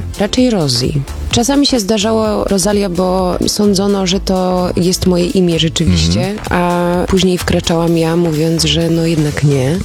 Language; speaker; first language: Polish; early bilingual, heritage; Polish